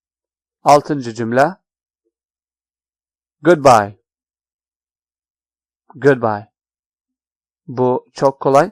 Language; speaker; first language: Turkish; non-native, fluent; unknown